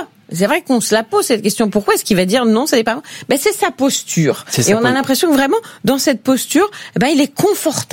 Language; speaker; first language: French; native; French